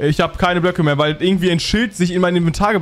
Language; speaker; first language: German; native; German